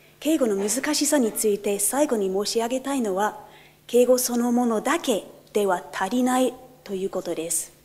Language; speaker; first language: Japanese; non-native, fluent; English